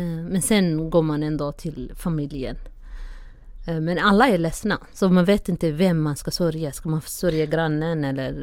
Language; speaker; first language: Swedish; non-native, fluent; Somali